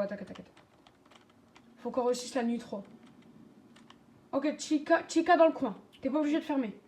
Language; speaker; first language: French; native; French